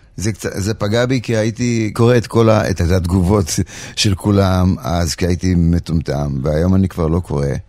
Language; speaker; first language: Hebrew; early bilingual, other home language; Polish